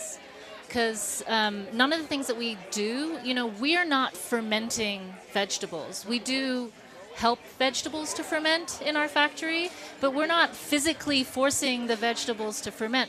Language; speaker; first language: English; non-native, local second language; Cantonese